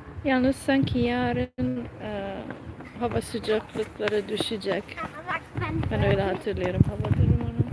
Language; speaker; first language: Turkish; non-native, fluent; Hungarian